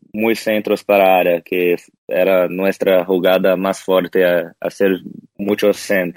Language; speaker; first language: Spanish; non-native, learner; Portuguese